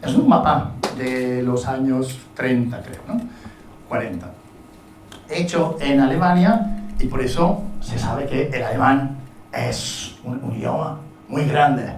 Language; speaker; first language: Spanish; non-native, fluent; Italian